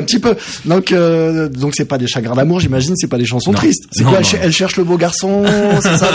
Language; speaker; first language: French; native; French